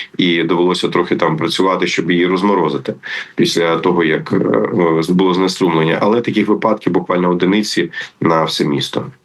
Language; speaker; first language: Ukrainian; native; Ukrainian